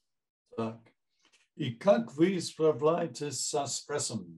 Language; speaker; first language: Russian; non-native, fluent; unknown